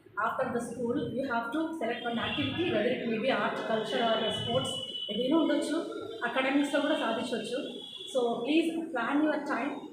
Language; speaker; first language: English; non-native, local second language; Telugu